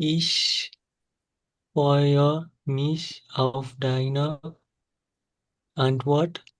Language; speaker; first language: German; non-native, learner; Nepali